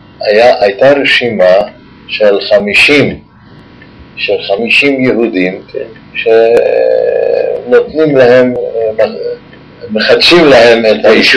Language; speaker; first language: Hebrew; non-native, fluent; Yiddish